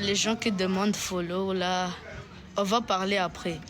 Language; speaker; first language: French; non-native, local second language; Kinyarwanda